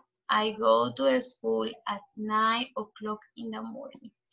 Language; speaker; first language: English; non-native, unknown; Spanish